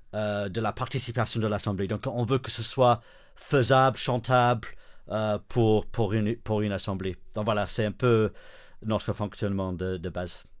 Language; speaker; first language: French; non-native, fluent; English